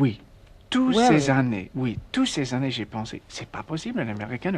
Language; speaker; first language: French; non-native, learner; English